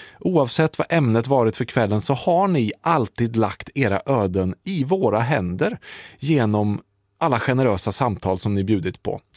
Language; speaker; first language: Swedish; native; Swedish